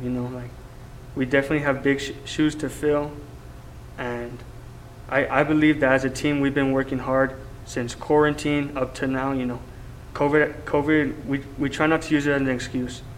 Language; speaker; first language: English; native; English